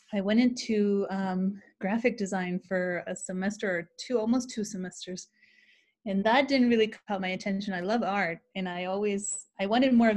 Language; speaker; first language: English; non-native, fluent; Spanish